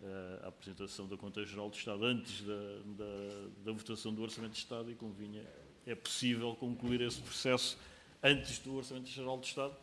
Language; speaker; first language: Portuguese; native; Portuguese